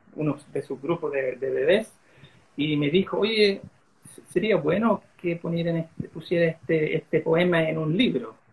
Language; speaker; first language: Spanish; early bilingual, heritage; Spanish